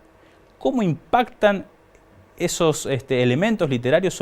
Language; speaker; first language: Spanish; native; Spanish